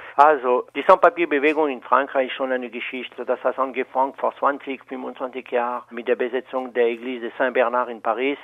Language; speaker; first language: German; non-native, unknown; French